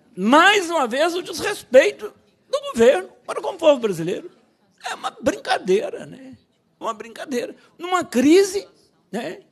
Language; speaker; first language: Portuguese; native; Portuguese